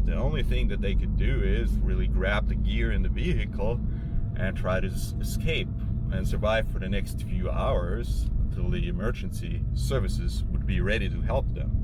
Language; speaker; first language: English; non-native, fluent; German